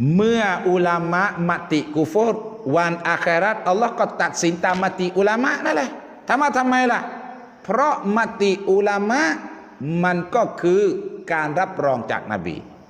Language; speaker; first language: Thai; non-native, local second language; Malay